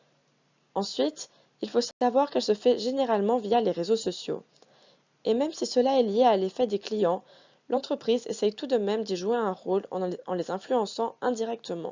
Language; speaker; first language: French; native; French